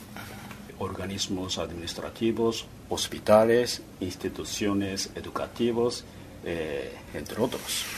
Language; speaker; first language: Spanish; non-native, fluent; Japanese